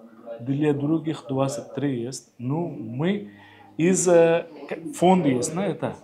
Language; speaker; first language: Russian; non-native, learner; Hindi